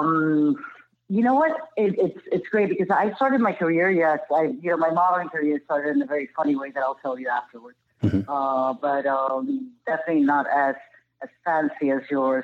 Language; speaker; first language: English; non-native, fluent; Spanish